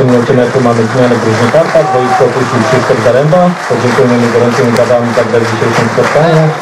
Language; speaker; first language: Polish; native; Polish